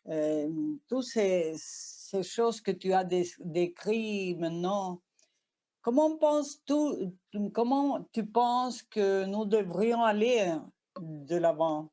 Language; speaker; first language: French; non-native, fluent; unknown